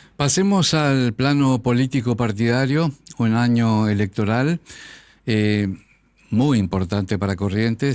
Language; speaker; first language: Spanish; native; Spanish